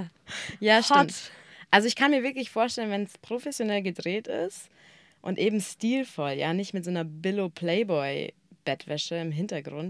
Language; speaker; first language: German; native; German